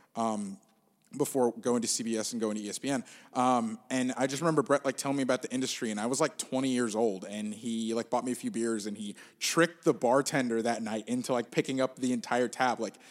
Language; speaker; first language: English; native; English